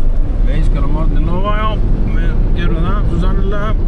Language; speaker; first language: Icelandic; native; Icelandic